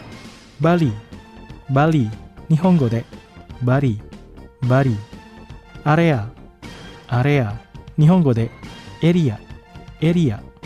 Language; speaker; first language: Japanese; non-native, fluent; Indonesian